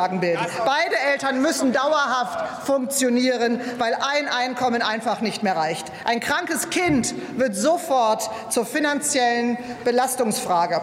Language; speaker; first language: German; native; German